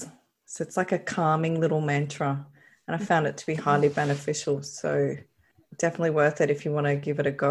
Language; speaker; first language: English; native; English